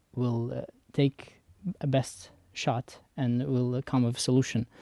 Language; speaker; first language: English; non-native, fluent; Persian